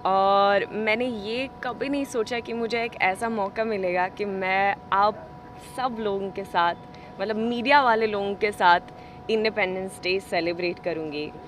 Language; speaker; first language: Hindi; non-native, fluent; Swedish